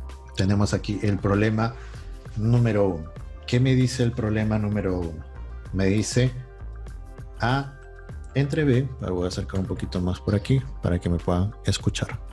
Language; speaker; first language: Spanish; native; Spanish